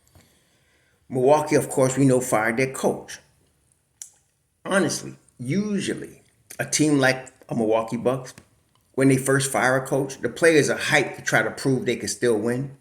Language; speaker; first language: English; native; English